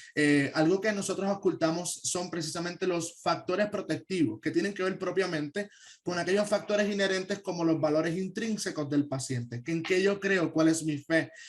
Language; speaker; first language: Spanish; native; Spanish